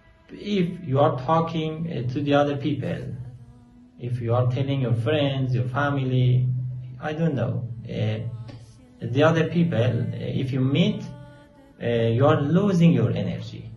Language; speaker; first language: English; non-native, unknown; Persian